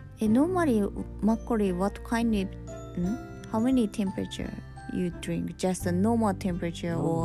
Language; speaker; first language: English; non-native, learner; Japanese